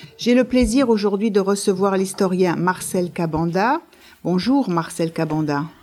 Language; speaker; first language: French; native; French